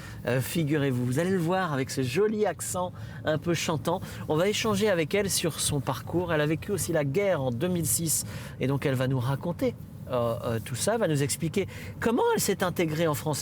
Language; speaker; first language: French; native; French